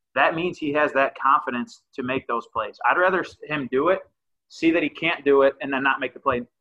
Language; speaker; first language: English; native; English